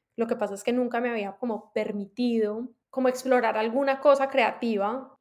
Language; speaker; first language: Spanish; native; Spanish